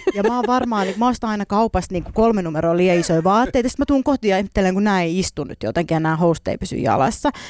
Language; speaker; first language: Finnish; native; Finnish